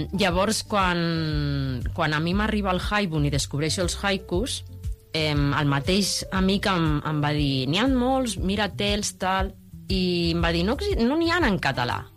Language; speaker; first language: Catalan; native; Catalan